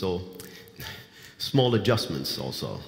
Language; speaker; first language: Swedish; non-native, fluent; English